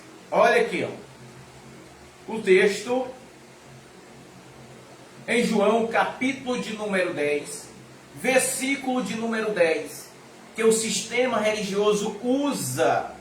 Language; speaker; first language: Portuguese; native; Portuguese